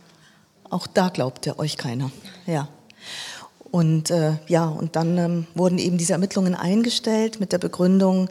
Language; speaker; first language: German; native; German